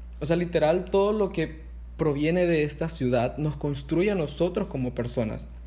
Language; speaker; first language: Spanish; non-native, local second language; English